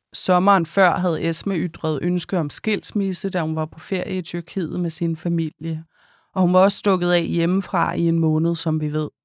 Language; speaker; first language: Danish; native; Danish